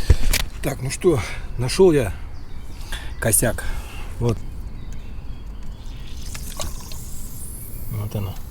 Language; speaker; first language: Russian; native; Russian